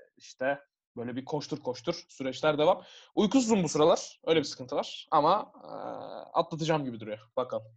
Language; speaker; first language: Turkish; native; Turkish